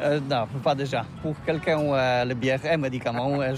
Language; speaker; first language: French; non-native, learner; Polish